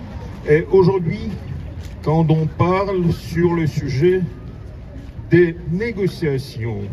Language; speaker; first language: French; non-native, learner; Russian